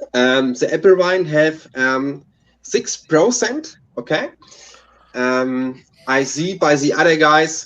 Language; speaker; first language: English; non-native, learner; German